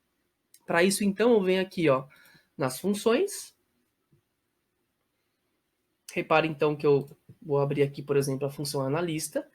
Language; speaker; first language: Portuguese; native; Portuguese